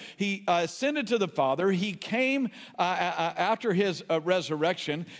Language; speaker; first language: English; native; English